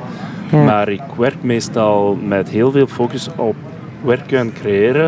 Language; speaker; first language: Dutch; non-native, local second language; French